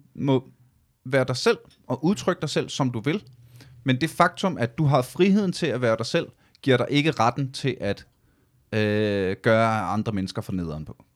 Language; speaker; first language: Danish; native; Danish